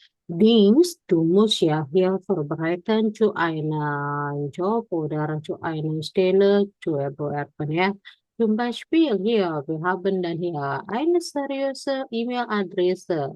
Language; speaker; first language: German; non-native, fluent; Indonesian